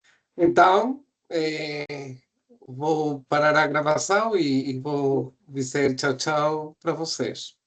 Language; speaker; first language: Portuguese; non-native, fluent; Spanish